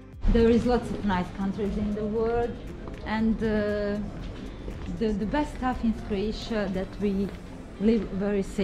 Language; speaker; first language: English; non-native, learner; Croatian